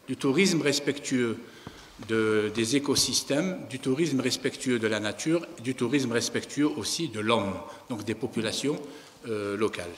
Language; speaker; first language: French; non-native, local second language; Arabic